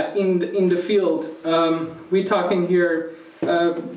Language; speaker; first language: English; non-native, fluent; Persian